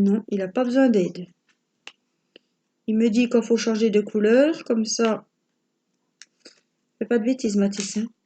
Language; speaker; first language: French; native; French